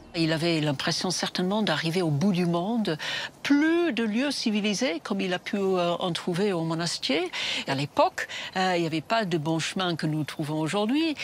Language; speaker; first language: French; non-native, fluent; English